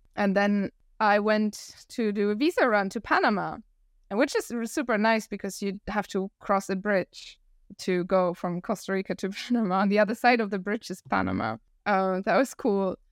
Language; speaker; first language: English; non-native, fluent; German